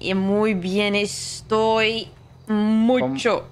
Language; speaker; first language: Spanish; non-native, learner; English